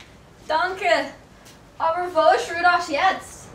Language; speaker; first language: German; non-native, learner; English